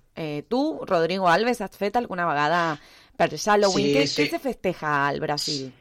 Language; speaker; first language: Catalan; early bilingual, heritage; Spanish